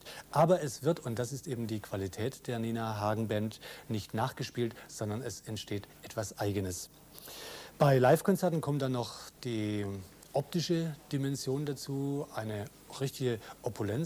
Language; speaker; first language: German; native; German